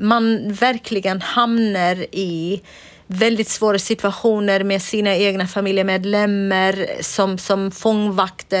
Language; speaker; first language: Swedish; non-native, fluent; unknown